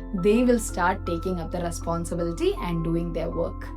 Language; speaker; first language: English; non-native, local second language; Malayalam